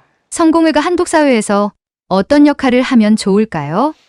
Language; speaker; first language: Korean; native; Korean